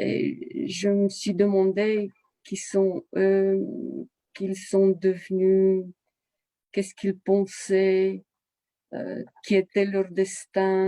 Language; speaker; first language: French; non-native, fluent; Romanian